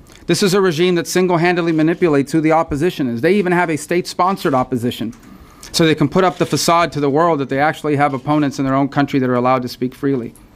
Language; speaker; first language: English; native; English